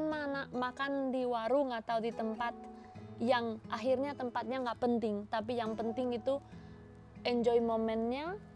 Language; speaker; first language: Indonesian; non-native, fluent; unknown